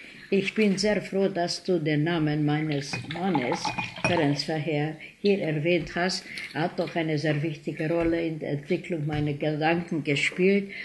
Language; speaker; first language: German; non-native, fluent; Hungarian